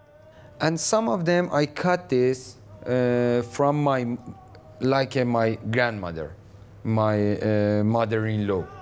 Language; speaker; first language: English; non-native, learner; Persian